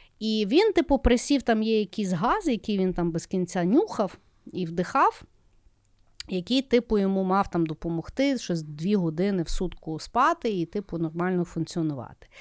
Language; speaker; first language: Ukrainian; native; Ukrainian